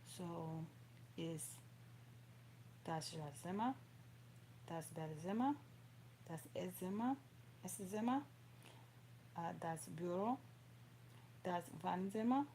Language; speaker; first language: German; non-native, learner; English